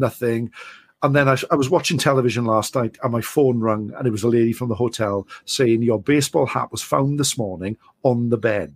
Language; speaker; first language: English; native; English